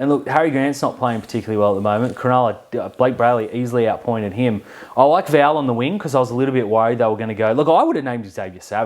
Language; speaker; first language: English; native; English